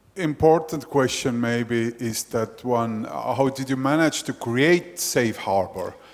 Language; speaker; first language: English; non-native, fluent; Estonian